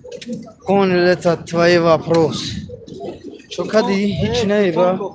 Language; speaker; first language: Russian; non-native, learner; Tajik